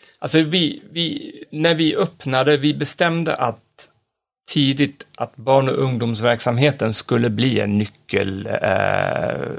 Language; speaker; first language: Swedish; early bilingual, other home language; English